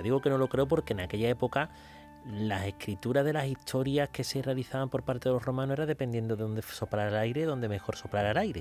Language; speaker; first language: Spanish; native; Spanish